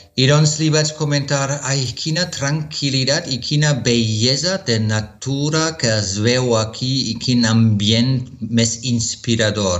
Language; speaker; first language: Catalan; non-native, fluent; German